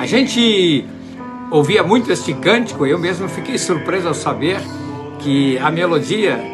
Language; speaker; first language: Portuguese; native; Portuguese